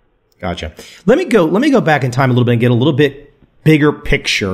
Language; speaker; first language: English; native; English